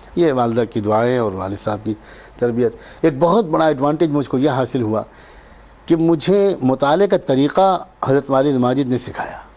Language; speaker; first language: Urdu; native; Urdu